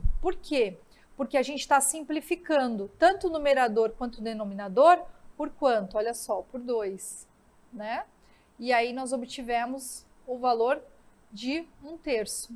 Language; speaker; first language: Portuguese; native; Portuguese